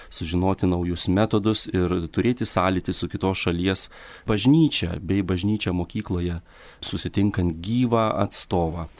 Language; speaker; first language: Lithuanian; native; Lithuanian